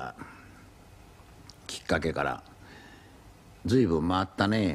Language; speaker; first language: Japanese; native; Japanese